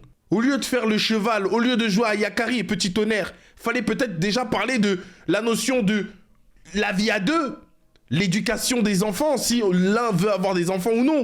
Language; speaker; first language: French; native; French